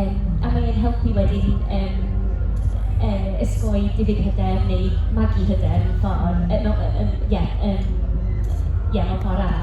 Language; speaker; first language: Welsh; non-native, local second language; English